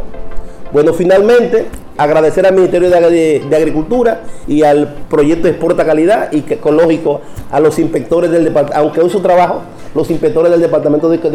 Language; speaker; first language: Spanish; native; Spanish